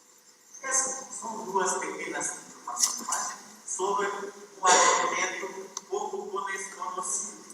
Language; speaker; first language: Portuguese; non-native, fluent; Spanish